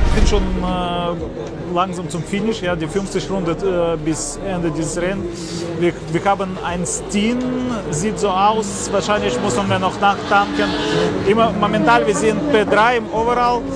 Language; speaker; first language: German; non-native, learner; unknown